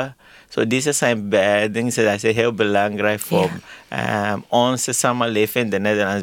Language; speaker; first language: Dutch; non-native, learner; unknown